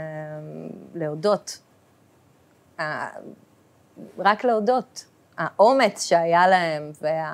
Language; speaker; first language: Hebrew; early bilingual, other home language; Russian